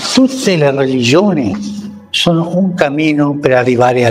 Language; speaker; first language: Italian; non-native, fluent; Spanish